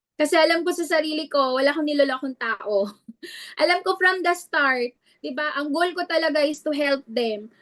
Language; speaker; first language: Filipino; non-native, local second language; Iloko